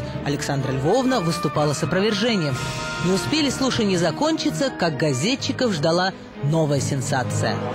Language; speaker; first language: Russian; native; Russian